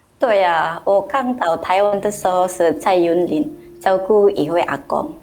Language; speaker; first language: Chinese; non-native, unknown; Indonesian